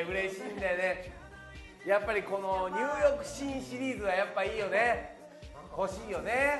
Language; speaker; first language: Japanese; native; Japanese